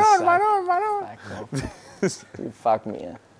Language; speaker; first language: English; non-native, learner; Spanish